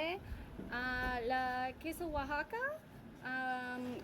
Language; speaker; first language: Spanish; non-native, learner; English